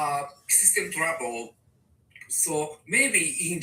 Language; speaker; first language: English; non-native, learner; Japanese